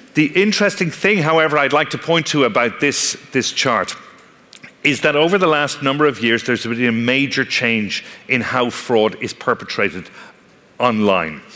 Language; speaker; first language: English; native; English